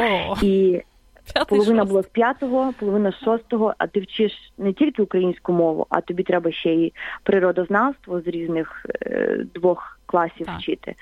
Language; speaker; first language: Ukrainian; native; Ukrainian